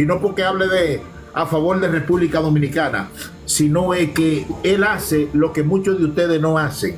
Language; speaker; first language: Spanish; native; Spanish